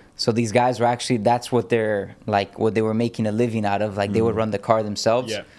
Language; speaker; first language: English; native; English